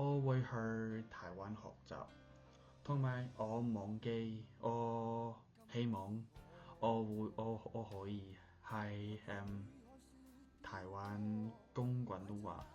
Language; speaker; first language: Cantonese; non-native, learner; English